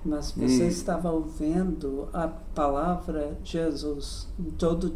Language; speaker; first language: Portuguese; non-native, fluent; English